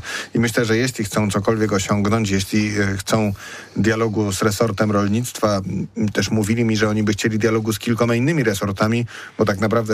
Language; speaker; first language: Polish; native; Polish